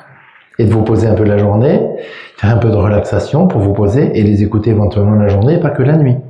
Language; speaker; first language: French; native; French